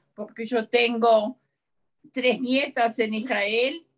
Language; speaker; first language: Spanish; native; Spanish